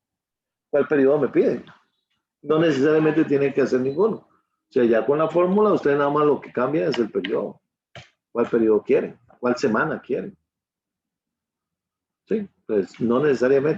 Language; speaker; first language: Spanish; native; Spanish